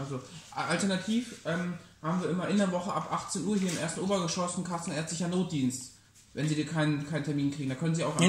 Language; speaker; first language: German; native; German